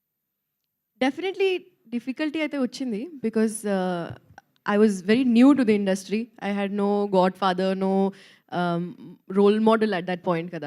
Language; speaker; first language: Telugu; non-native, local second language; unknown